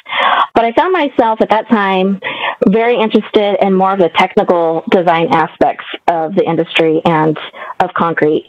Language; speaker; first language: English; native; English